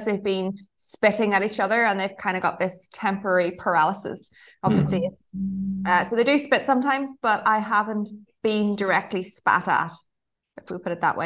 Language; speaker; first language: English; native; English